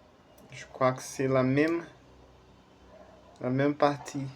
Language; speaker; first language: French; non-native, fluent; Portuguese